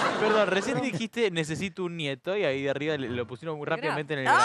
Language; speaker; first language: Spanish; native; Spanish